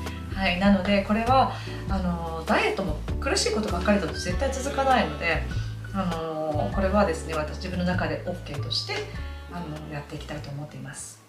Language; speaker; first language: Japanese; native; Japanese